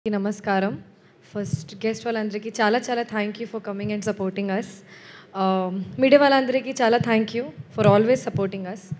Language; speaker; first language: Telugu; non-native, local second language; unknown